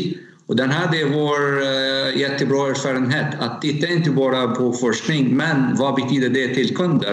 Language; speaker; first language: Swedish; non-native, fluent; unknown